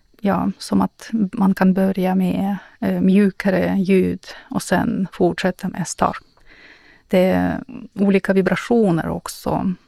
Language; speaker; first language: Swedish; non-native, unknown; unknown